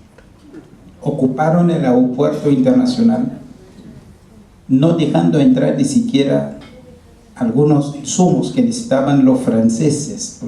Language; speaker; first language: Spanish; non-native, fluent; Haitian Creole